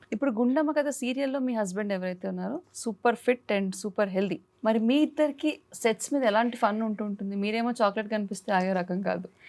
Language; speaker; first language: Telugu; native; Telugu